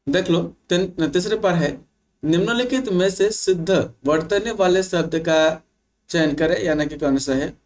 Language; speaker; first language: Hindi; non-native, local second language; Bangla